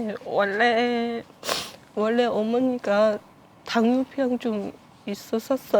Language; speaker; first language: Korean; non-native, learner; Thai